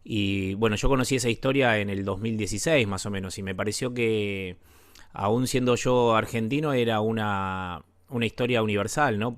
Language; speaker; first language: Spanish; native; Spanish